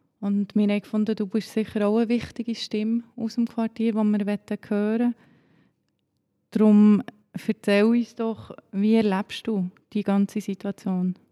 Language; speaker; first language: German; native; German